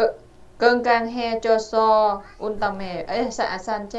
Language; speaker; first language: Korean; non-native, learner; Vietnamese